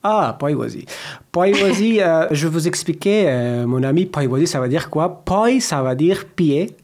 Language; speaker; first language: French; non-native, learner; Persian